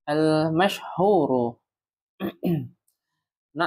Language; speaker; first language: Arabic; non-native, fluent; Indonesian